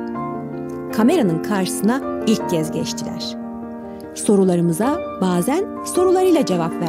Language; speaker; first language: Turkish; native; Turkish